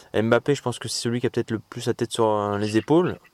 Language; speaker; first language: French; native; French